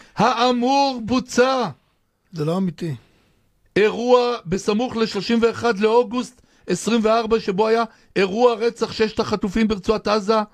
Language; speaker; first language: Hebrew; native; Hebrew